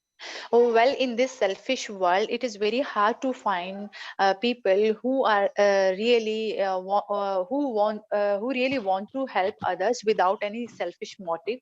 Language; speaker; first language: English; non-native, fluent; Hindi